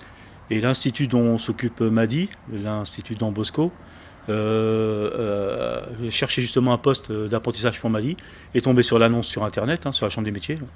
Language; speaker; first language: French; native; French